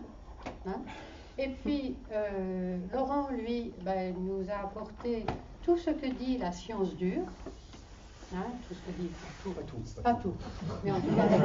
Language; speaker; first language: French; native; French